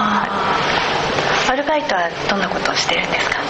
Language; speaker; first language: Japanese; native; Japanese